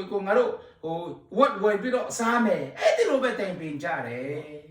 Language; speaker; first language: Burmese; non-native, local second language; S'gaw Karen